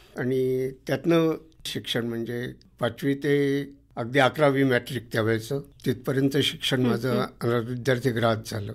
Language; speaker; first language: Marathi; native; Marathi